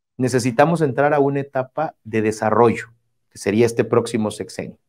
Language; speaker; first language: Spanish; native; Spanish